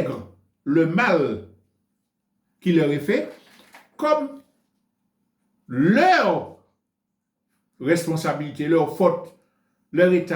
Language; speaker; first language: French; native; French